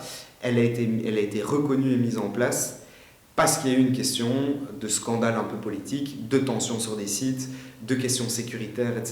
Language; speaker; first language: French; native; French